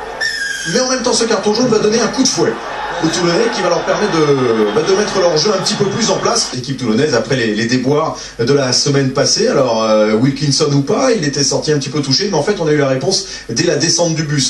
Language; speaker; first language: French; native; French